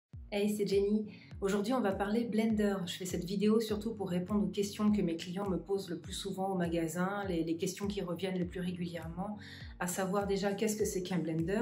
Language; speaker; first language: French; native; French